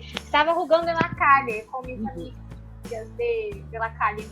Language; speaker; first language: Spanish; non-native, learner; Portuguese